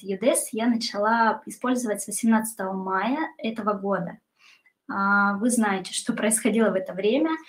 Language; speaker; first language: Russian; native; Russian